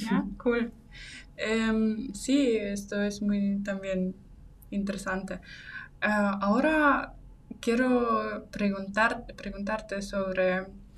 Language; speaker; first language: Spanish; non-native, fluent; Russian